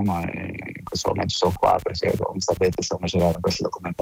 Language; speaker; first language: Italian; non-native, fluent; Portuguese